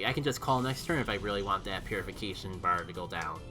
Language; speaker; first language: English; native; English